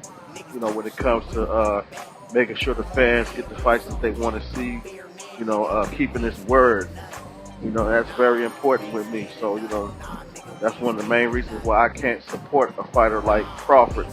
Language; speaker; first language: English; native; English